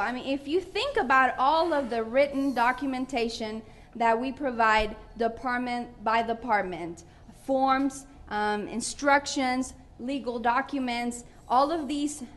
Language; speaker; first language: English; non-native, fluent; Spanish